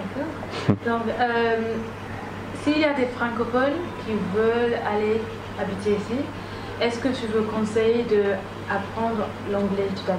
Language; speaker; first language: French; non-native, learner; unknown